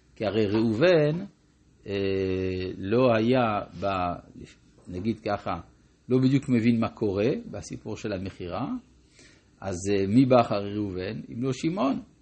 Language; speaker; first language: Hebrew; non-native, fluent; French